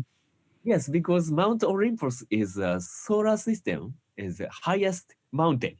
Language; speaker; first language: English; non-native, learner; Japanese